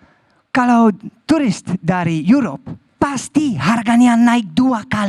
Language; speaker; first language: Indonesian; non-native, learner; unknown